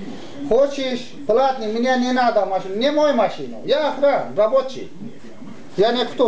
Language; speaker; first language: Russian; non-native, learner; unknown